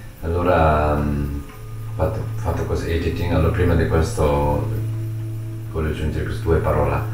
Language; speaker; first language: Italian; non-native, learner; Tibetan